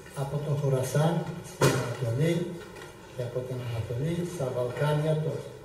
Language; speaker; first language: Greek; non-native, local second language; Turkish